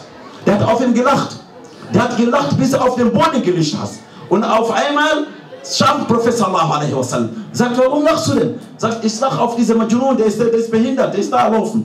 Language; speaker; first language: German; non-native, learner; Fula